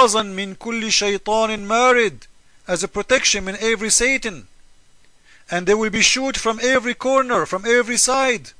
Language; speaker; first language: English; non-native, fluent; Arabic